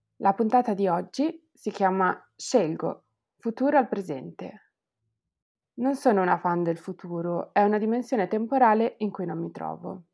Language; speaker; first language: Italian; native; Italian